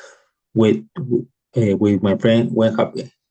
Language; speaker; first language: English; non-native, learner; Spanish